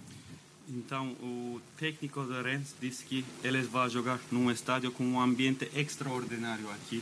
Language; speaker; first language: Portuguese; non-native, fluent; Turkish